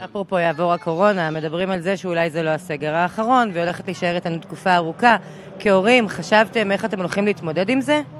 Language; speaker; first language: Hebrew; native; Hebrew